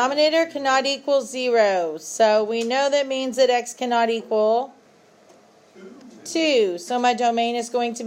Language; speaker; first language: English; native; English